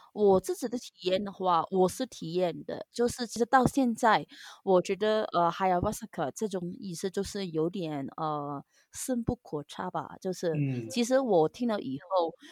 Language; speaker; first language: Chinese; non-native, local second language; Cantonese